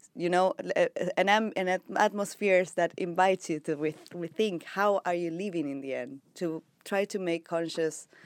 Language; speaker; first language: English; non-native, fluent; Spanish